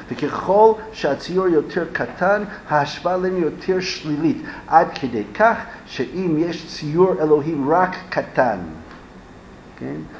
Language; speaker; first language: Hebrew; non-native, fluent; English